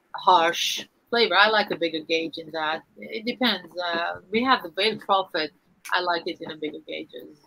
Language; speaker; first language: English; non-native, fluent; Arabic